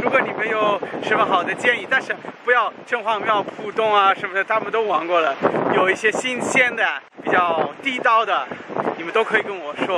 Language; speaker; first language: Chinese; non-native, fluent; German